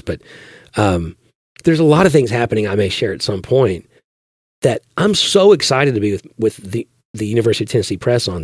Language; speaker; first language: English; native; English